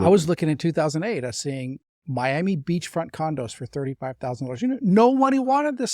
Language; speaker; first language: English; native; English